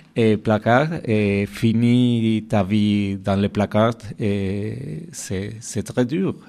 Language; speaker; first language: French; non-native, learner; Spanish